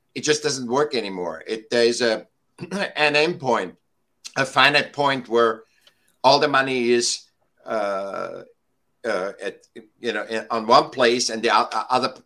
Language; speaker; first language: English; non-native, fluent; German